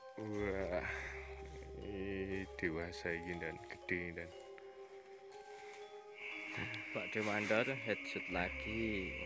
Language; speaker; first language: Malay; non-native, local second language; Javanese